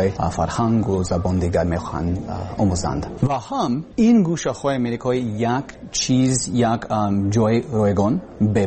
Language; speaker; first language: Persian; non-native, learner; English